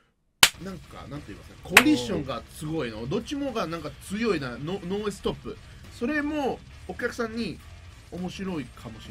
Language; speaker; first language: Japanese; non-native, learner; Spanish